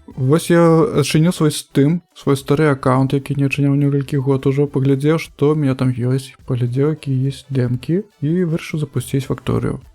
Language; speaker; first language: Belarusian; non-native, local second language; Russian